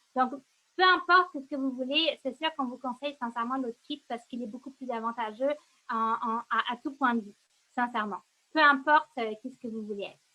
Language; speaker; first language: French; native; French